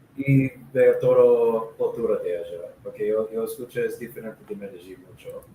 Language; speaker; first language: Spanish; non-native, learner; English